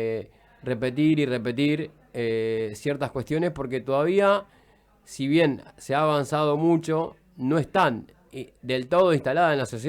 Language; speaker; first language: Spanish; native; Spanish